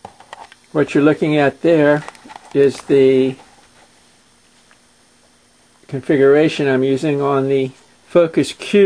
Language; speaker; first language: English; native; English